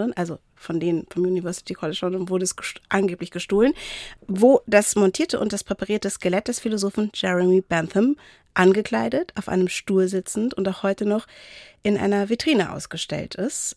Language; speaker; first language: German; native; German